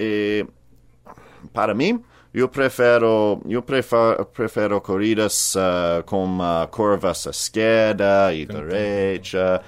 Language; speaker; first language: Portuguese; non-native, learner; English